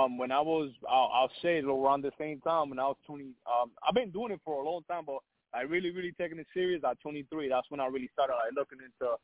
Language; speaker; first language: English; early bilingual, other home language; Spanish